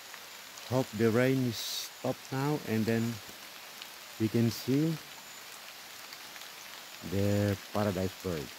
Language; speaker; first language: English; non-native, learner; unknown